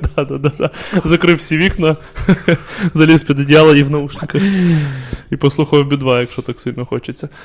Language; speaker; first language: Ukrainian; non-native, local second language; Russian